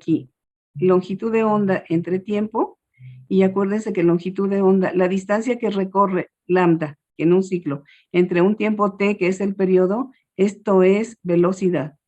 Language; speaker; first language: Spanish; native; Spanish